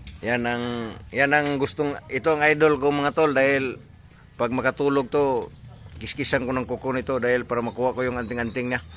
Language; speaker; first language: Filipino; non-native, local second language; Cebuano